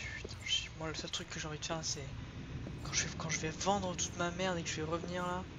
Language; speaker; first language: French; native; French